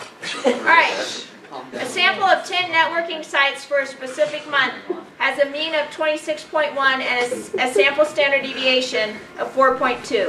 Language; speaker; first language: English; native; English